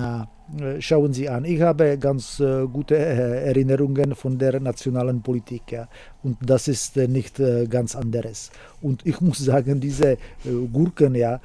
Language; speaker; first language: German; non-native, fluent; Czech